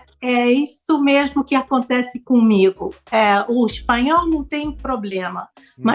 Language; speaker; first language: Portuguese; non-native, local second language; Spanish